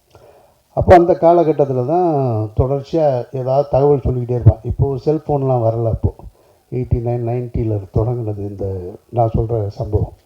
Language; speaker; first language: Tamil; native; Tamil